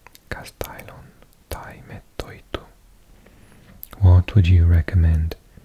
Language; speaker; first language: English; native; English